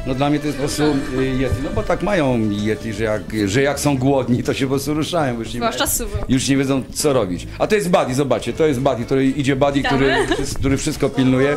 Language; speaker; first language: Polish; native; Polish